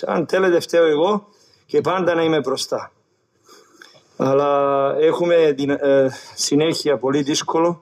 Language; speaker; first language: Greek; non-native, learner; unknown